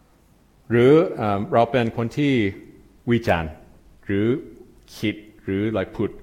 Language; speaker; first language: Thai; non-native, fluent; English